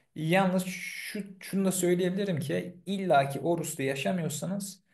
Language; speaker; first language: Turkish; early bilingual, heritage; Turkish